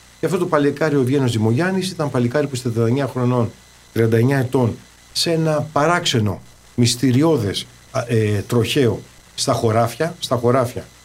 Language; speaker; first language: Greek; early bilingual, heritage; Greek